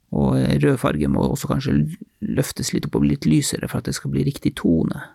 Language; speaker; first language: Norwegian; native; Norwegian